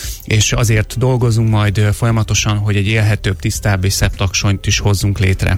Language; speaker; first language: Hungarian; native; Hungarian